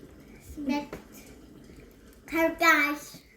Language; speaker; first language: German; early bilingual, other home language; Serbian